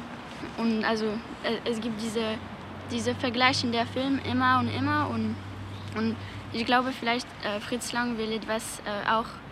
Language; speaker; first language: German; non-native, learner; French